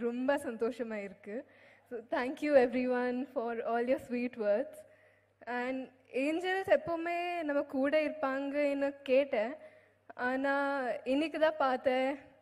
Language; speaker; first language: Tamil; non-native, fluent; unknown